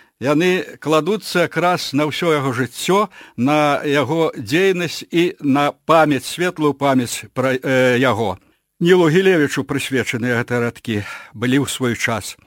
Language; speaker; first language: Belarusian; native; Belarusian